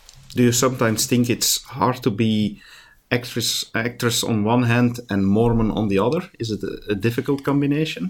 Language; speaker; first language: English; non-native, fluent; Dutch